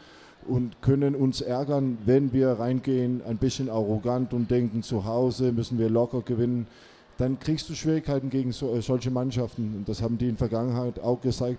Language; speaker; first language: German; non-native, fluent; Danish